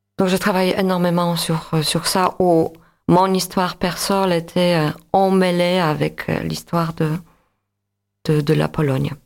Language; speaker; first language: French; non-native, fluent; Polish